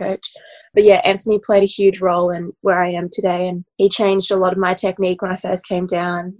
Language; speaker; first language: English; native; English